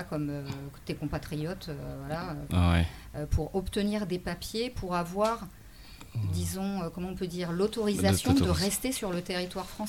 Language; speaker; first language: French; native; French